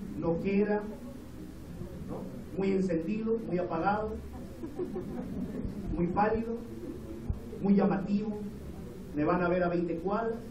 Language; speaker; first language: Spanish; native; Spanish